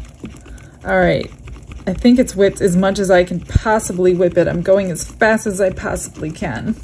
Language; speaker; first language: English; native; English